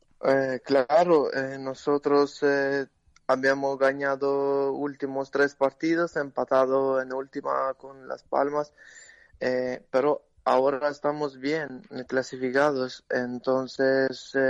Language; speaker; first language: Spanish; non-native, learner; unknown